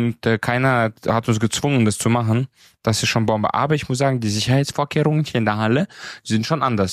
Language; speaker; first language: German; native; German